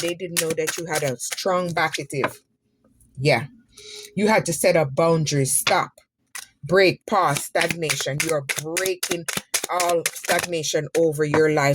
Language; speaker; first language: English; native; English